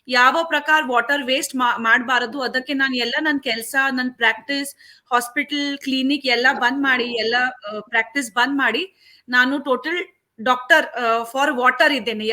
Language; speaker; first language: Kannada; non-native, local second language; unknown